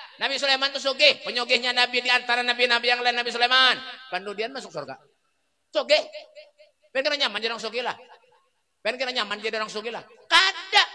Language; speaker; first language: Indonesian; non-native, local second language; Banjar